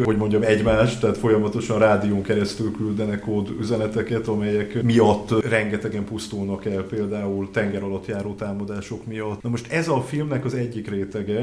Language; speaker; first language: Hungarian; native; Hungarian